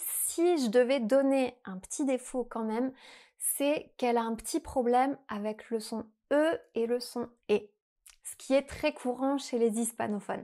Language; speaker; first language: French; native; French